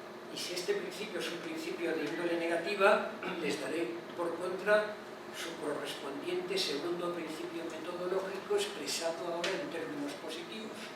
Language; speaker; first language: Spanish; native; Spanish